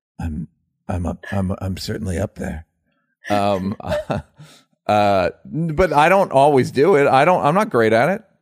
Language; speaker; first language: English; native; English